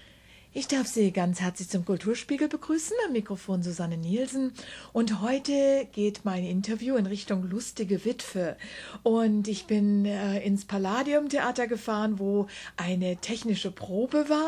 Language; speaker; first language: German; native; German